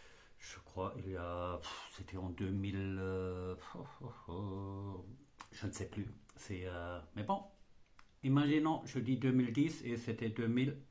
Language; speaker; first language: French; non-native, fluent; German